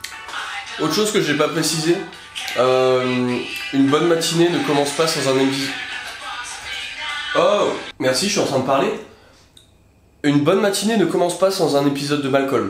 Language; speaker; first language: French; native; French